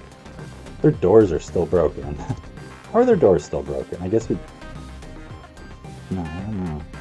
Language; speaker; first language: English; native; English